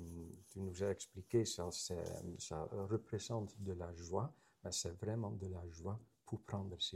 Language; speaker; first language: French; non-native, fluent; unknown